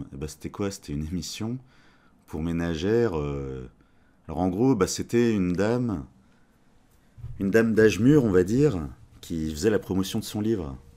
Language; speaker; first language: French; native; French